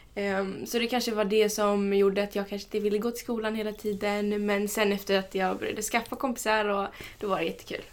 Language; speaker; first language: Swedish; early bilingual, other home language; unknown